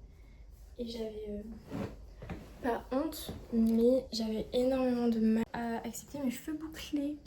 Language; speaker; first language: French; native; French